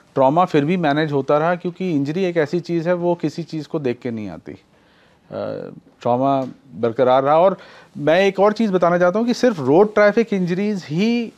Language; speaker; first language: Hindi; native; Hindi